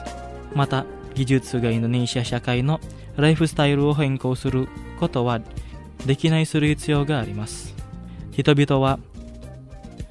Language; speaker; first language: Japanese; non-native, fluent; Indonesian